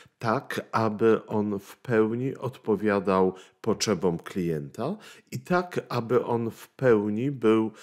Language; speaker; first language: Polish; native; Polish